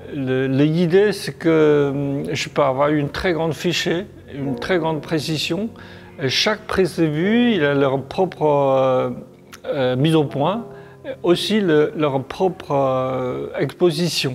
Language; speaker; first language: French; non-native, learner; Chinese